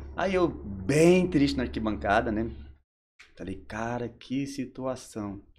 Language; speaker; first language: Portuguese; native; Portuguese